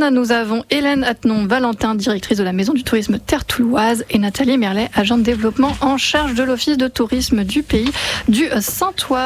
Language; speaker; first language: French; native; French